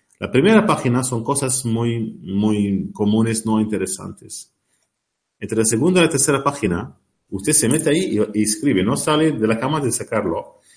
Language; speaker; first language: Spanish; non-native, learner; Arabic